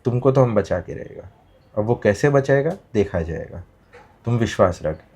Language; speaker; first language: Hindi; non-native, local second language; Bangla